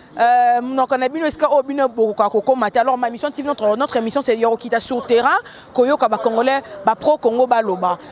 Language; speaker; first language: Lingala; native; Lingala